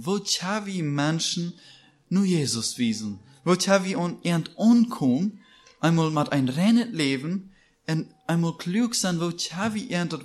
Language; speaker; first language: German; non-native, learner; Plautdietsch